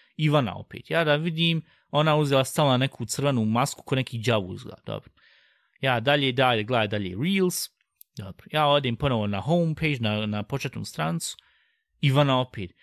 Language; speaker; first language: Bosnian; early bilingual, heritage; Bosnian